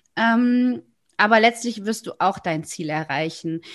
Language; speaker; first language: German; native; German